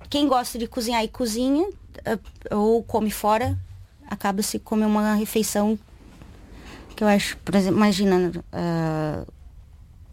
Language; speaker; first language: Portuguese; native; Portuguese